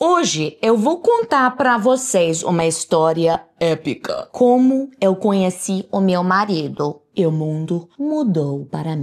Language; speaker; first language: Portuguese; non-native, fluent; English